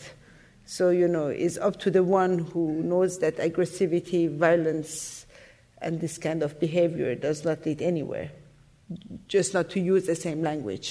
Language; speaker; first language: English; non-native, fluent; Persian